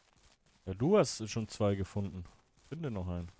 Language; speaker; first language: German; native; German